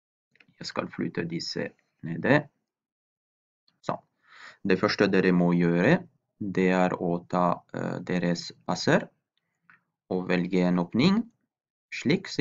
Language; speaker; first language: Norwegian; non-native, fluent; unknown